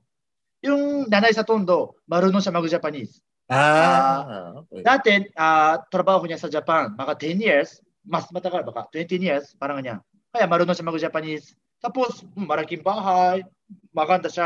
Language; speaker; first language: Filipino; non-native, learner; Japanese